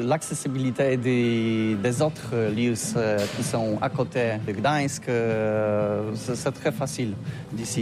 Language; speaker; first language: French; non-native, learner; Polish